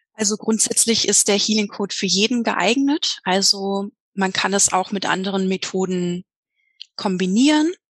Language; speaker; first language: German; native; German